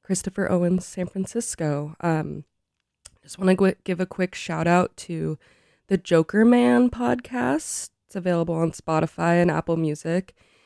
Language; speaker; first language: English; native; English